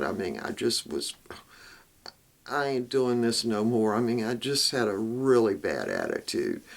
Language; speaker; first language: English; native; English